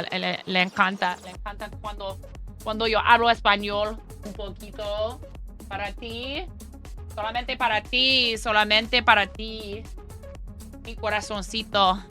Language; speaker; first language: Spanish; non-native, learner; English